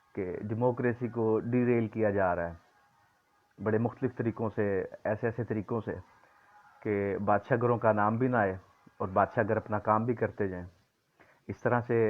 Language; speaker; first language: Urdu; non-native, local second language; Punjabi